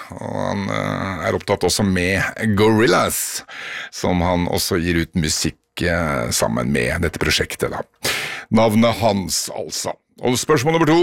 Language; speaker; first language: Norwegian; native; Norwegian